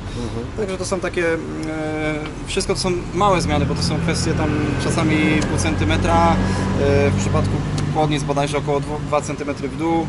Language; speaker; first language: Polish; native; Polish